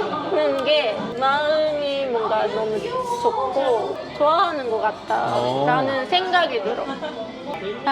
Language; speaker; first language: Korean; non-native, fluent; Japanese